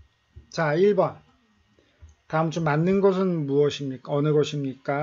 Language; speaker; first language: Korean; native; Korean